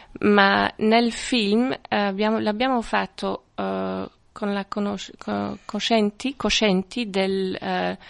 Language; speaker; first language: Italian; non-native, fluent; French